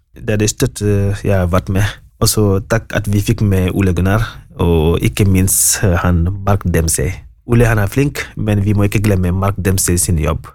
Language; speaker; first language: Norwegian; non-native, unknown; Wolof